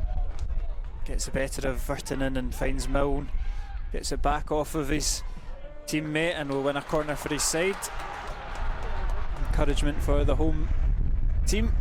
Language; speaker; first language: English; native; English